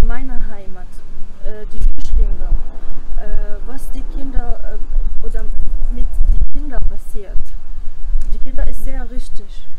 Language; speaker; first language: German; non-native, learner; Arabic